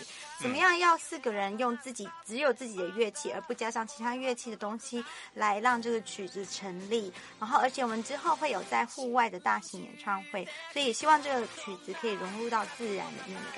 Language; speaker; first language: Chinese; native; Chinese